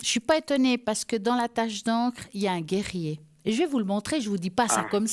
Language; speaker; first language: French; native; French